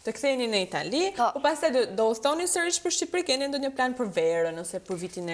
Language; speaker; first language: Albanian; native; Albanian